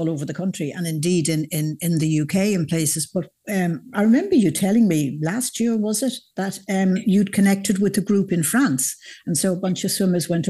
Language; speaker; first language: English; native; English